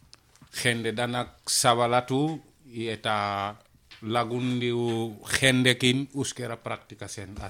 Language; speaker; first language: Basque; non-native, learner; Wolof